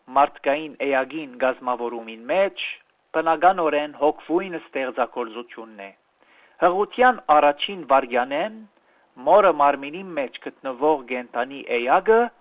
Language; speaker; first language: Armenian; early bilingual, heritage; Armenian